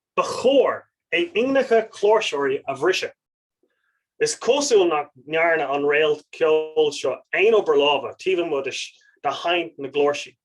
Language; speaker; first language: Irish; non-native, local second language; English